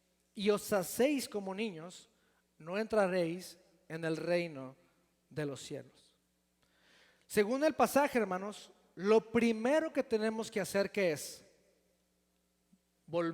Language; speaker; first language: Spanish; native; Spanish